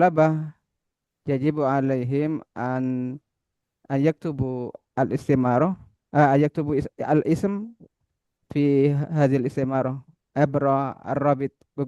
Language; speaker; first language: Arabic; non-native, learner; Indonesian